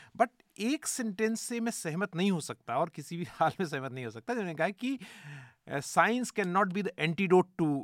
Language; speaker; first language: Hindi; native; Hindi